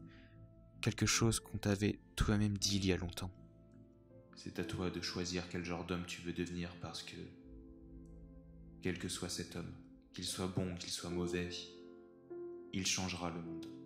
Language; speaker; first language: French; native; French